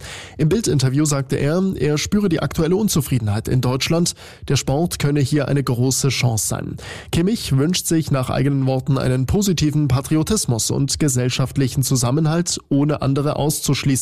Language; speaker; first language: German; native; German